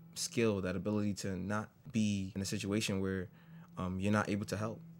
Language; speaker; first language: English; native; English